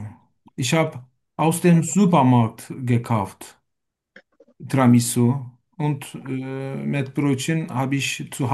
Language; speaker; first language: German; non-native, learner; Turkish